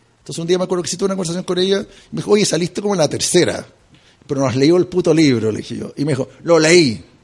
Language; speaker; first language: Spanish; early bilingual, heritage; Spanish